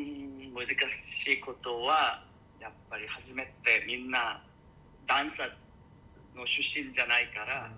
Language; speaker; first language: Japanese; non-native, learner; Korean